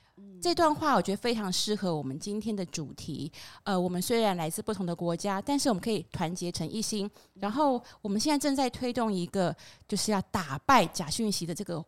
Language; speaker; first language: Chinese; non-native, fluent; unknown